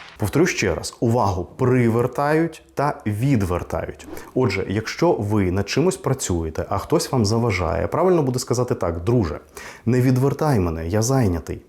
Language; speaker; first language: Ukrainian; non-native, local second language; Russian